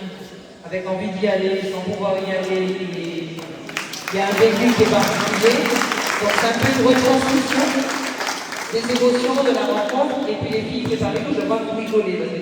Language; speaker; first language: French; native; French